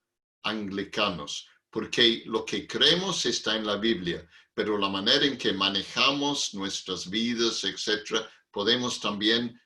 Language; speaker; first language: Spanish; non-native, fluent; English